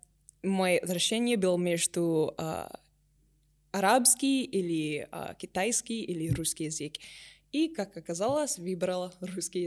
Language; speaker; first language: Russian; non-native, learner; English